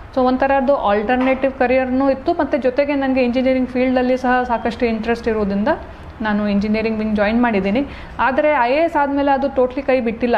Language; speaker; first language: Kannada; non-native, fluent; Hindi